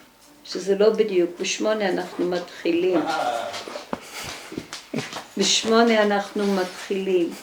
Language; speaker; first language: Hebrew; early bilingual, other home language; Dutch